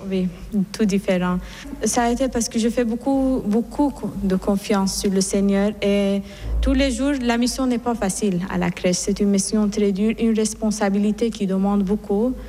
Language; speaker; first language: French; non-native, fluent; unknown